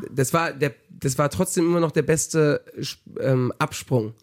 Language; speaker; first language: German; early bilingual, heritage; German